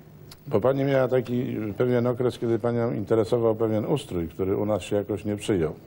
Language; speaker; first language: Polish; native; Polish